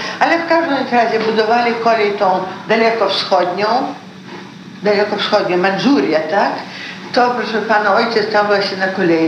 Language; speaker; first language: Polish; early bilingual, heritage; Polish